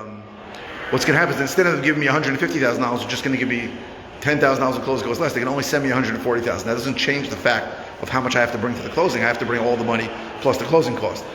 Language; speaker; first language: English; native; English